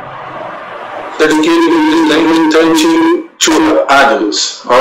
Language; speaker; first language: English; non-native, learner; Portuguese